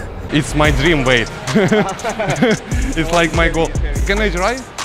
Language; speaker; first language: English; non-native, learner; Russian